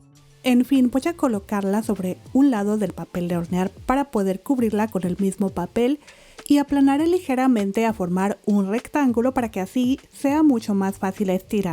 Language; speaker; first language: Spanish; native; Spanish